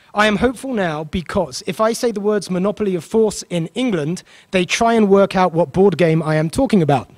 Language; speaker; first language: English; native; English